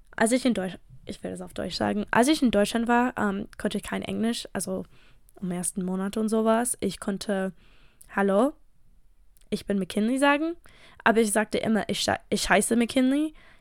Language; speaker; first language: German; non-native, fluent; English